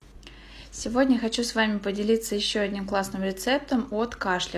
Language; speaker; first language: Russian; native; Russian